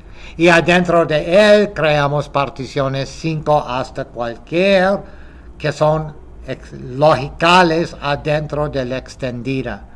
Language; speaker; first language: Spanish; non-native, fluent; English